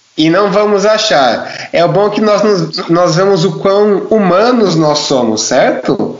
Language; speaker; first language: Portuguese; native; Portuguese